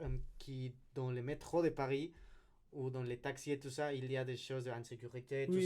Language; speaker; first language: French; non-native, learner; Spanish